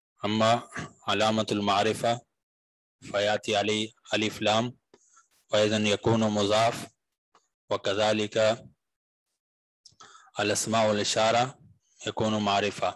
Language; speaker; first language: Arabic; non-native, fluent; Urdu